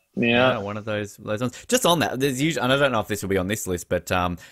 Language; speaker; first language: English; native; English